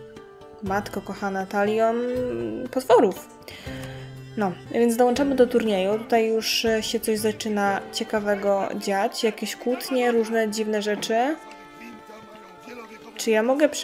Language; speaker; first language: Polish; native; Polish